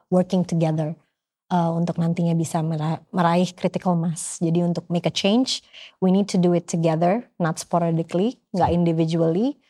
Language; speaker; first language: Indonesian; native; Indonesian